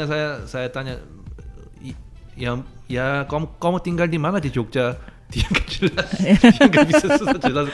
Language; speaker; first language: Indonesian; non-native, fluent; Korean